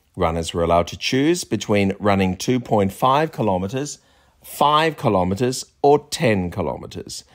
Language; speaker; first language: English; native; English